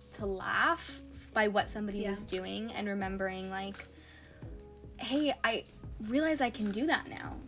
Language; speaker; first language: English; native; English